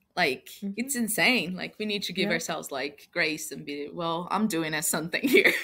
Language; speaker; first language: English; non-native, fluent; Portuguese